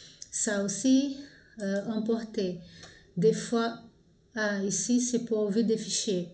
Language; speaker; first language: French; non-native, fluent; Portuguese